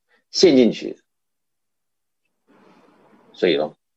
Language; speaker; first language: Chinese; native; Chinese